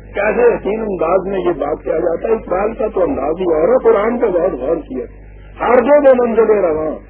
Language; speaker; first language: Urdu; non-native, local second language; Punjabi